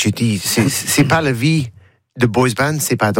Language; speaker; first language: French; non-native, learner; English